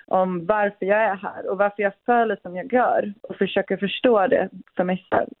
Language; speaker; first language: Swedish; early bilingual, other home language; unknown